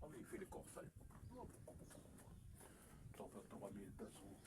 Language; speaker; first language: French; non-native, local second language; Arabic